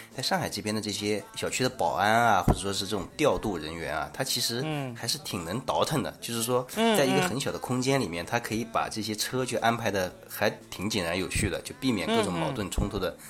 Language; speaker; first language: Chinese; native; Chinese